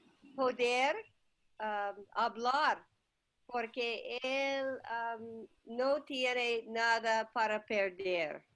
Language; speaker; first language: Spanish; non-native, learner; English